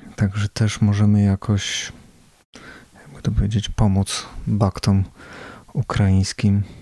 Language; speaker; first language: Polish; native; Polish